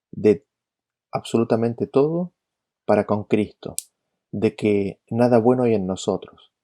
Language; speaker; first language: Spanish; native; Spanish